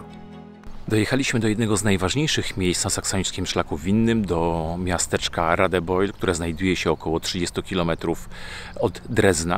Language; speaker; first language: Polish; native; Polish